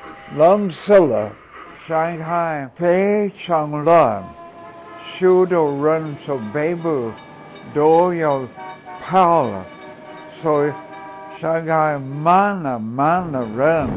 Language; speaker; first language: Chinese; non-native, fluent; English